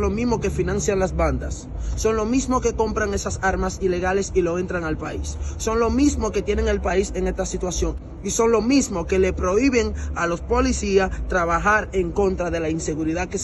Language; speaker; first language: Spanish; non-native, fluent; Haitian Creole